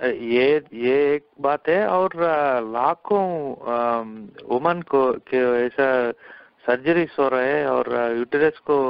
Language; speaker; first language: Hindi; non-native, local second language; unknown